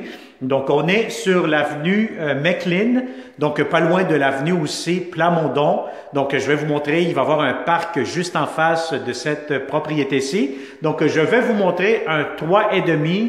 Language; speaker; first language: French; native; French